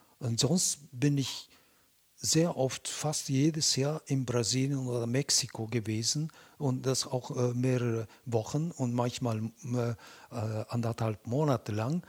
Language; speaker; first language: German; non-native, fluent; Japanese